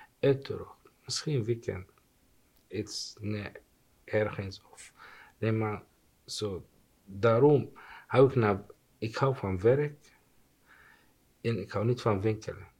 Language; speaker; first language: Dutch; non-native, learner; Arabic